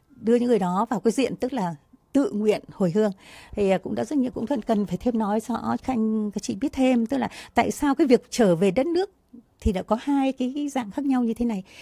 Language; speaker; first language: Vietnamese; native; Vietnamese